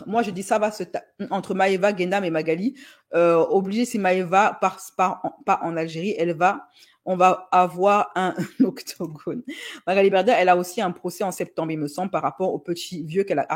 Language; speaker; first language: French; native; French